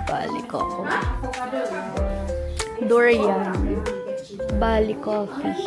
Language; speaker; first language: English; non-native, local second language; Filipino